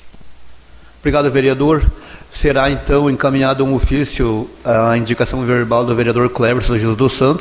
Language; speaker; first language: Portuguese; native; Portuguese